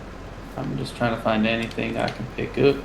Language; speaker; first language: English; native; English